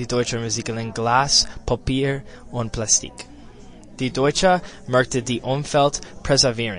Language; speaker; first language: German; non-native, learner; English